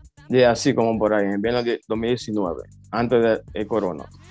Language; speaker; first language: Spanish; early bilingual, heritage; Spanish